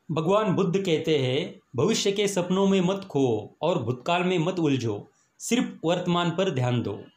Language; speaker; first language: Hindi; non-native, local second language; Marathi